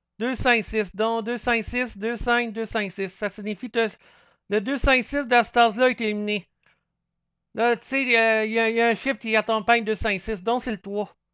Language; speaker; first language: French; native; French